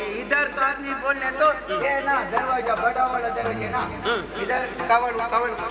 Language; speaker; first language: Hindi; non-native, local second language; Kannada